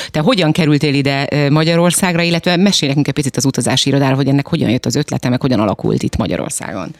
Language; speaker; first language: Hungarian; native; Hungarian